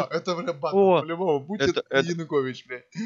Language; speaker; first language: Russian; native; Russian